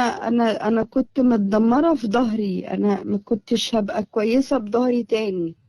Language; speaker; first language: Arabic; native; Arabic